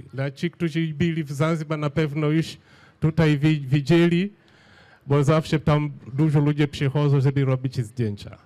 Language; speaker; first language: Polish; non-native, fluent; Swahili